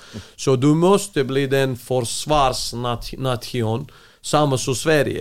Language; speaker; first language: Swedish; non-native, fluent; Serbian